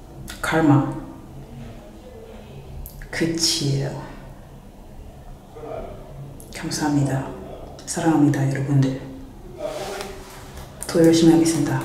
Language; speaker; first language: Korean; non-native, fluent; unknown